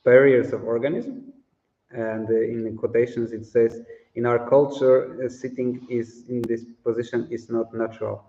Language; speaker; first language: English; non-native, fluent; Polish